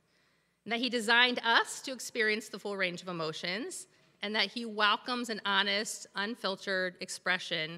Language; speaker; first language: English; native; English